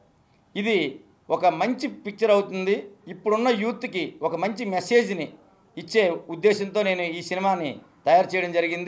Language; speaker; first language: Telugu; native; Telugu